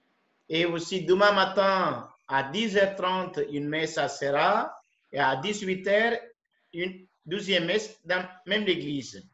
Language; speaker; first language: French; non-native, fluent; Tamil